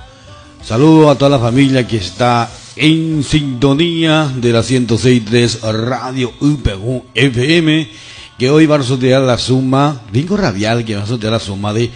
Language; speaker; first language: Spanish; non-native, local second language; Guarani